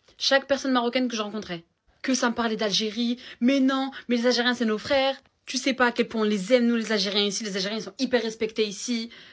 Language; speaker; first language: French; early bilingual, other home language; Arabic